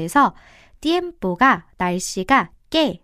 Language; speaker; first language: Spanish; non-native, fluent; Korean